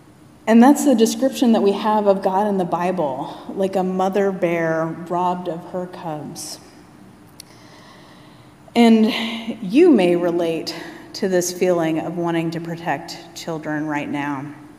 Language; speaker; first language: English; native; English